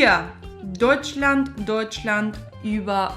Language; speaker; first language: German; non-native, fluent; Spanish